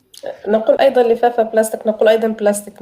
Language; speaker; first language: Arabic; native; Arabic